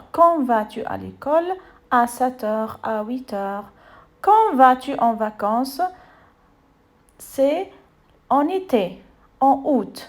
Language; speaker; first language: French; non-native, fluent; Arabic